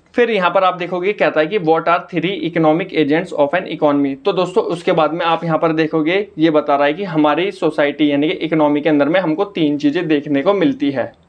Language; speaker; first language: Hindi; native; Hindi